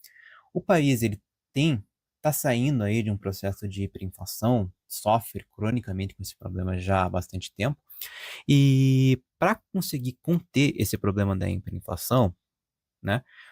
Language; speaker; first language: Portuguese; native; Portuguese